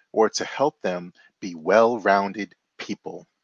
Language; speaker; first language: English; native; English